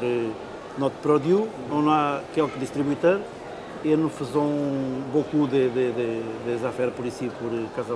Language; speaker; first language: French; non-native, fluent; Portuguese